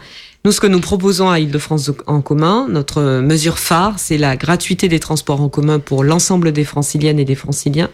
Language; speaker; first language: French; native; French